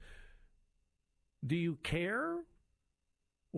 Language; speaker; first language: English; native; English